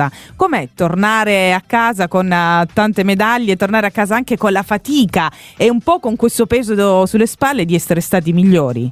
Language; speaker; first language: Italian; native; Italian